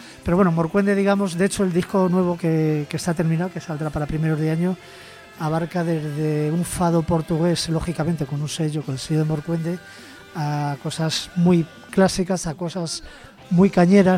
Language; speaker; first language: Spanish; native; Spanish